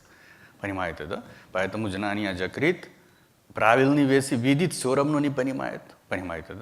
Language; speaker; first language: Russian; non-native, learner; Hindi